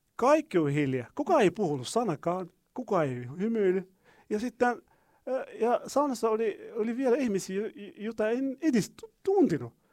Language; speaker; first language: Finnish; non-native, fluent; Arabic